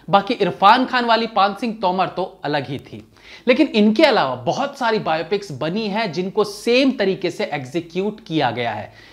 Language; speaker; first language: Hindi; native; Hindi